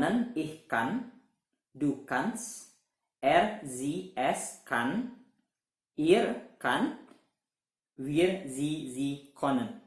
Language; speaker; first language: German; non-native, learner; Indonesian